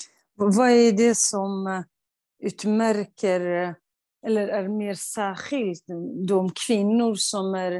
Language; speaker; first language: Swedish; non-native, fluent; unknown